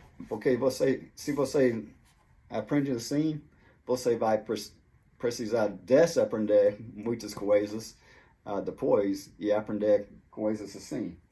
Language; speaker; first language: Portuguese; non-native, fluent; English